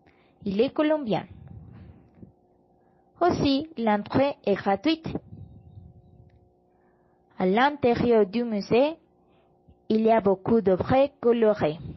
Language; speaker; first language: French; non-native, learner; Spanish